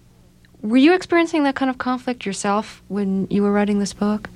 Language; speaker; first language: English; native; English